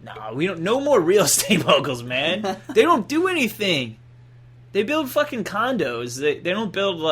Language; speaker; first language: English; native; English